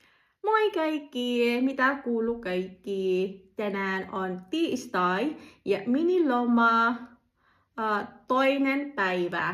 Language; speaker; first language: Finnish; non-native, learner; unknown